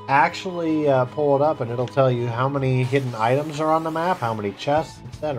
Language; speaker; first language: English; native; English